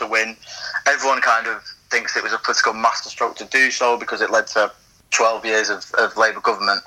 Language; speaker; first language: English; native; English